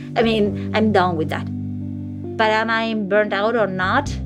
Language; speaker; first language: English; non-native, fluent; Spanish